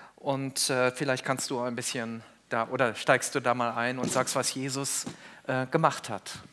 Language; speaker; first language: German; native; German